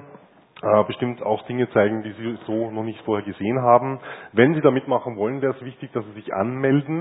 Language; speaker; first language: German; native; German